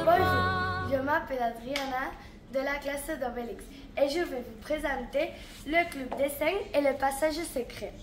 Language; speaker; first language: French; non-native, learner; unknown